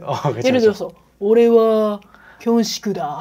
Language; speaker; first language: Korean; non-native, fluent; Japanese